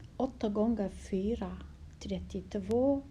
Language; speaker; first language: Swedish; non-native, fluent; Kurdish